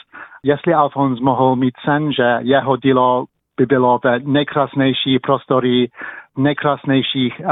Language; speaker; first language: Czech; early bilingual, heritage; English